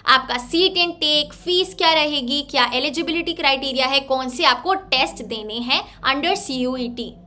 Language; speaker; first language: Hindi; native; Hindi